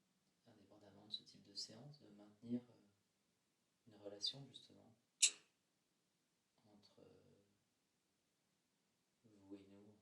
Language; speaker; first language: French; native; French